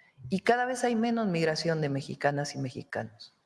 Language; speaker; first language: Spanish; native; Spanish